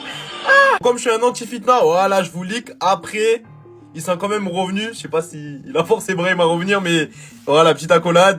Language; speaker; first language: French; native; French